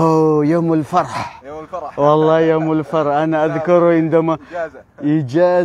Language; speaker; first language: Arabic; non-native, fluent; Maranao